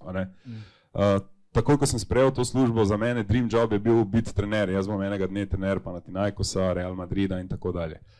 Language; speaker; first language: Slovenian; native; Slovenian